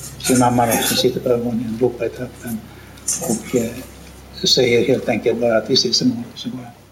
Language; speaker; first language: Swedish; native; Swedish